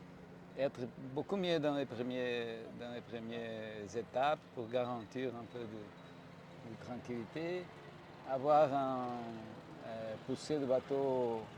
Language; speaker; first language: French; non-native, fluent; Portuguese